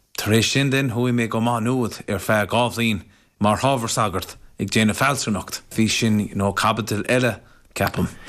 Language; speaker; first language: Irish; non-native, local second language; English